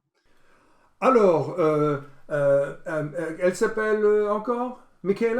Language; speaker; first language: French; non-native, fluent; English